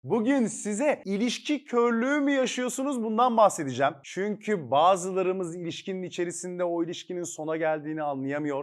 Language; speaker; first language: Turkish; native; Turkish